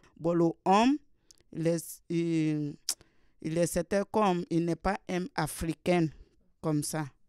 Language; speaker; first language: French; non-native, learner; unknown